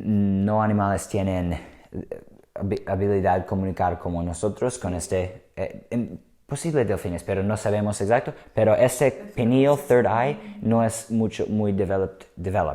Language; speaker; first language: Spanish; non-native, learner; English